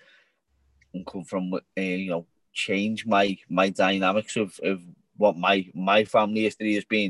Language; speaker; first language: English; native; English